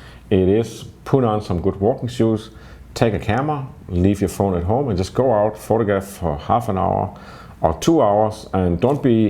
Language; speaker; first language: English; non-native, fluent; Danish